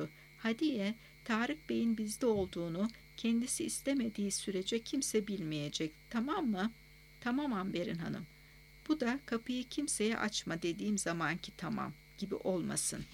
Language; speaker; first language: Turkish; native; Turkish